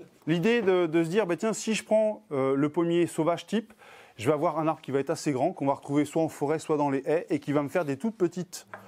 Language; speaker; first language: French; native; French